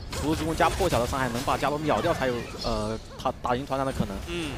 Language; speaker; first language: Chinese; native; Chinese